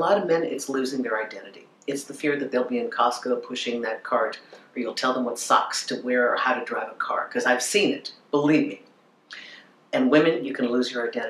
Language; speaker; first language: English; native; English